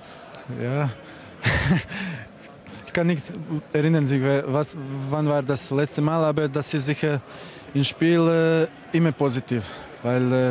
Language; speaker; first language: German; non-native, fluent; Croatian